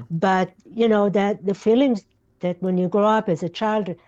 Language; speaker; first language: English; non-native, fluent; Yiddish